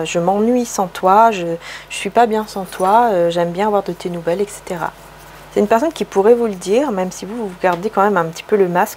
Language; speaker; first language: French; native; French